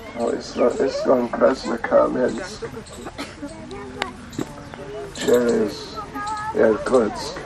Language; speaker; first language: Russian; non-native, learner; English